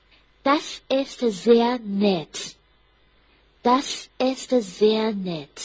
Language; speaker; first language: German; non-native, fluent; Chinese